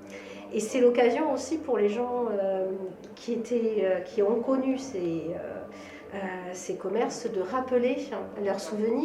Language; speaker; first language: French; native; French